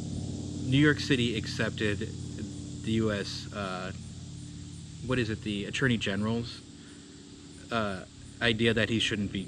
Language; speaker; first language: English; native; English